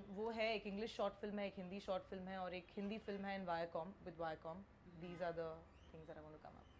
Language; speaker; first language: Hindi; non-native, local second language; Bangla